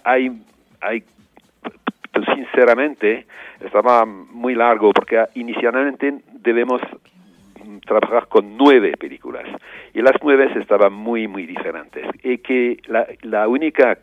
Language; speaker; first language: Spanish; non-native, learner; French